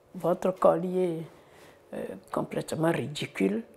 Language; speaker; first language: French; non-native, local second language; Fon